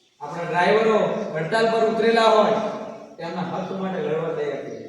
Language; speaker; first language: Gujarati; non-native, local second language; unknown